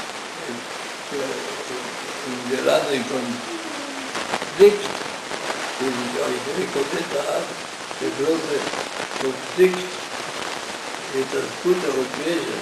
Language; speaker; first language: German; early bilingual, heritage; German